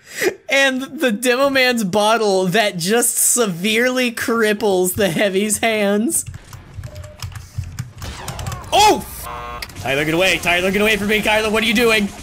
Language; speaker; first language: English; native; English